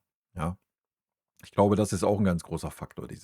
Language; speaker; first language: German; native; German